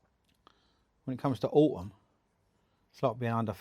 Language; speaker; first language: English; native; English